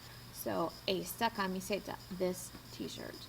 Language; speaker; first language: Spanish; non-native, fluent; English